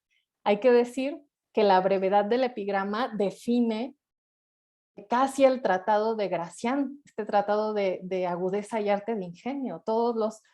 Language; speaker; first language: Spanish; native; Spanish